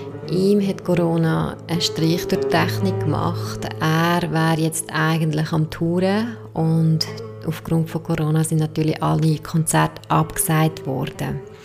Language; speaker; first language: German; native; German